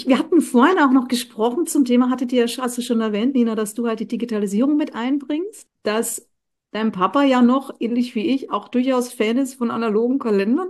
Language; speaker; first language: German; native; German